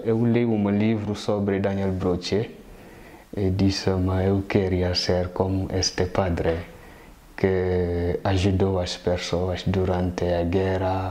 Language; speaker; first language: Portuguese; non-native, fluent; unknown